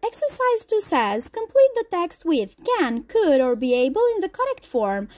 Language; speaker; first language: English; non-native, fluent; Albanian